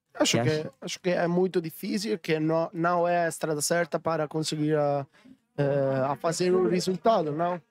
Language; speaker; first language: Portuguese; non-native, learner; Italian